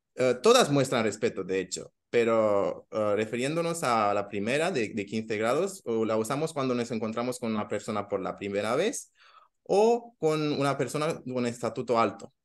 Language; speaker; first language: Spanish; non-native, fluent; Romanian